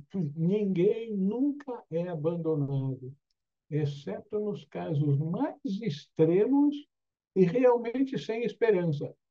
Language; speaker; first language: Portuguese; native; Portuguese